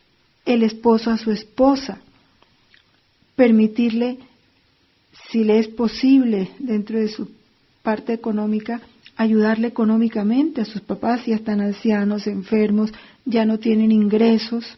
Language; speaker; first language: Spanish; native; Spanish